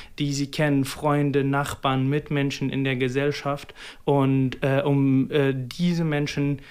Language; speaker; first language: German; non-native, fluent; Kurdish